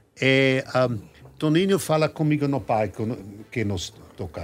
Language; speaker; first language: Portuguese; non-native, learner; German